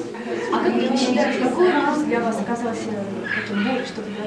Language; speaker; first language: Russian; native; Russian